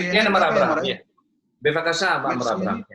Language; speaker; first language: Hebrew; non-native, fluent; Indonesian